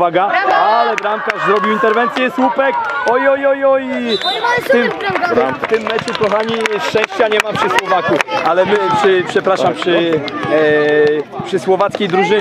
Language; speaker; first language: Polish; native; Polish